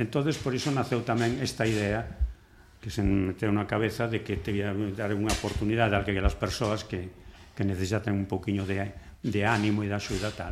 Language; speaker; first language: Galician; non-native, local second language; Spanish